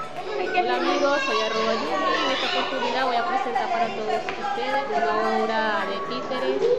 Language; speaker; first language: Spanish; native; Spanish